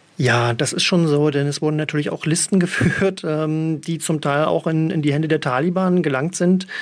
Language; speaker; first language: German; native; German